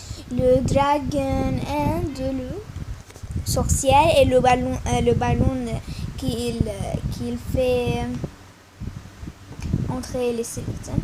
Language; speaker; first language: French; non-native, learner; Arabic